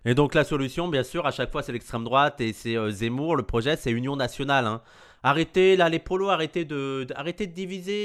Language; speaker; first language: French; native; French